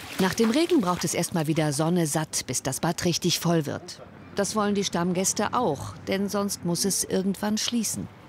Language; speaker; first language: German; native; German